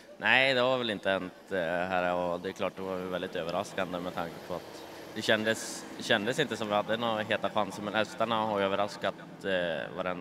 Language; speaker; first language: Swedish; native; Swedish